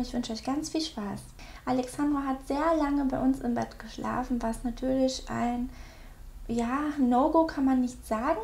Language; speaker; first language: German; native; German